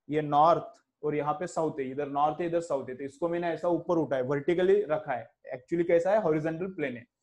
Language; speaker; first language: Hindi; non-native, local second language; Marathi